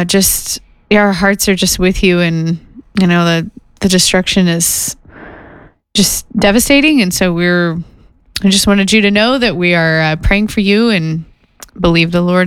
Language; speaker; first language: English; native; English